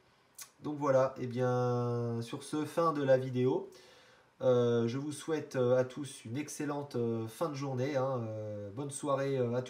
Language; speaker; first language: French; native; French